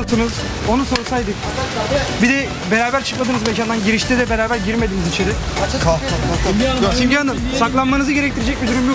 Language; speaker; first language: Turkish; native; Turkish